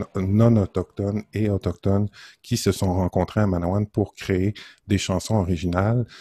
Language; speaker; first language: French; native; French